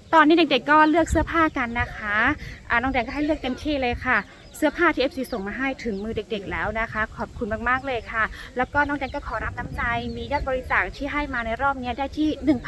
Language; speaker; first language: Thai; non-native, local second language; Karen languages